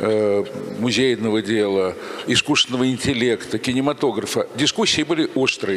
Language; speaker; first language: Russian; native; Russian